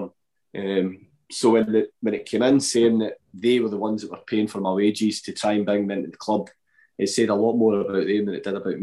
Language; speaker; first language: English; native; English